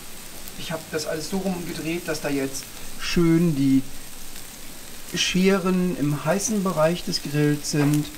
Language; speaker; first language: German; native; German